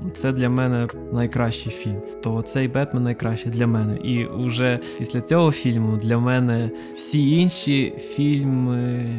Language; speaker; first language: Ukrainian; non-native, local second language; Russian